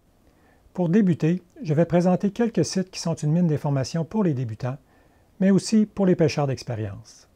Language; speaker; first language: French; native; French